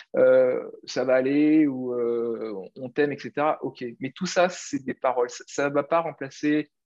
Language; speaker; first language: French; native; French